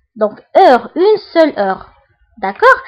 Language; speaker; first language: French; non-native, local second language; Arabic